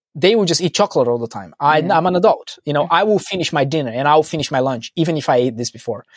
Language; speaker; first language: English; non-native, fluent; Portuguese